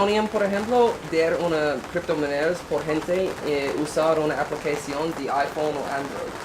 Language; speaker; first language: Spanish; non-native, learner; English